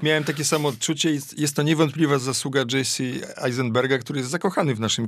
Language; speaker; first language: Polish; native; Polish